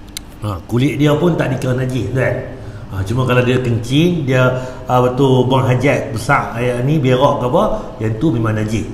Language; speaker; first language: Malay; native; Malay